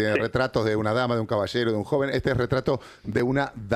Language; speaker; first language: Spanish; native; Spanish